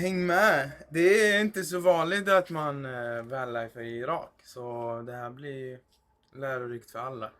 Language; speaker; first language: Swedish; early bilingual, other home language; Arabic